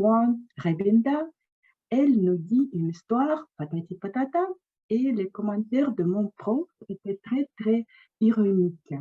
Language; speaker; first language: French; non-native, fluent; Russian